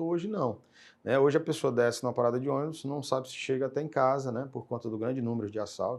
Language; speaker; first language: Portuguese; native; Portuguese